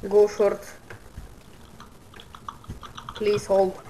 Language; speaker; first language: English; non-native, learner; Bulgarian